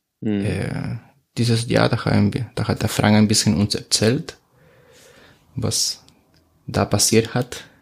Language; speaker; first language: German; non-native, fluent; Spanish